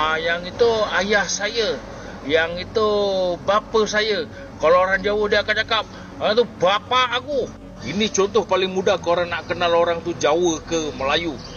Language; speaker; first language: Malay; native; Malay